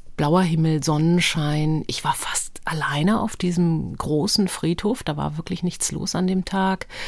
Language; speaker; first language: German; early bilingual, other home language; Hebrew